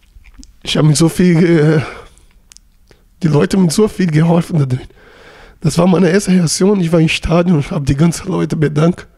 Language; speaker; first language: German; non-native, learner; Portuguese